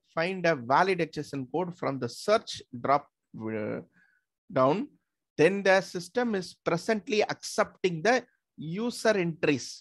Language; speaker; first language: English; non-native, local second language; Tamil